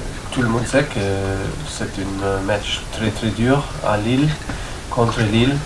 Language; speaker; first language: French; non-native, fluent; German